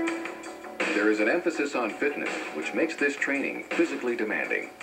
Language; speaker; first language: English; native; English